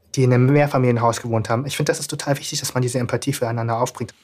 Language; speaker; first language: German; native; German